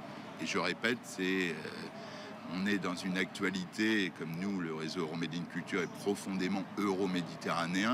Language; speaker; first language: French; native; French